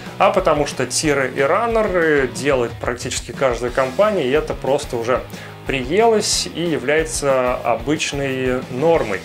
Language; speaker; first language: Russian; native; Russian